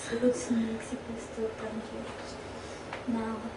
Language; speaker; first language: English; non-native, learner; Spanish